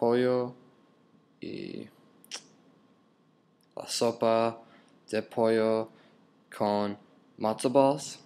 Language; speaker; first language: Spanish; non-native, learner; English